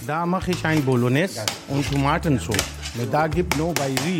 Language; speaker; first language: German; non-native, learner; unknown